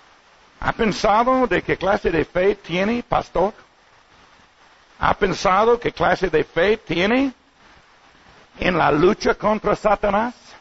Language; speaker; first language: Spanish; non-native, learner; English